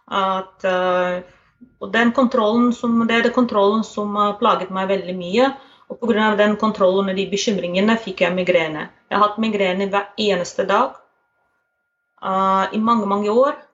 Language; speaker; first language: Norwegian; non-native, fluent; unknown